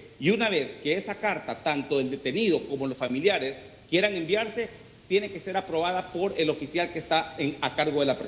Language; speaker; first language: Spanish; native; Spanish